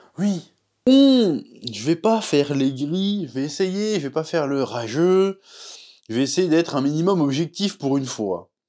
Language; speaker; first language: French; native; French